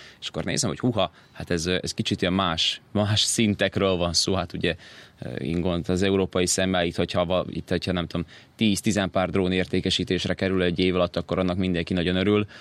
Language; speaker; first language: Hungarian; native; Hungarian